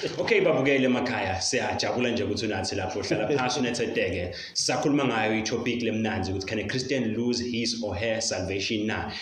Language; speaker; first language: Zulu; non-native, local second language; Swati